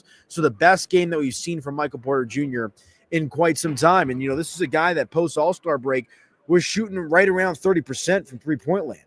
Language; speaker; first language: English; native; English